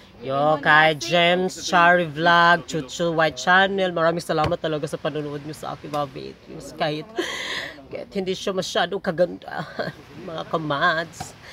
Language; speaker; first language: Filipino; non-native, local second language; Cebuano